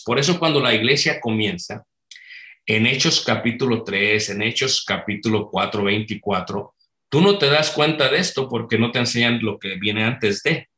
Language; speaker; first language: Spanish; native; Spanish